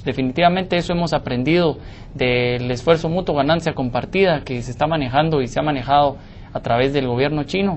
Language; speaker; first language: Spanish; native; Spanish